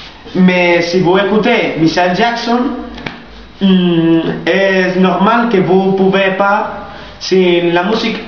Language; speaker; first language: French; non-native, learner; Spanish